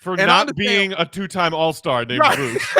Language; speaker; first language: English; native; English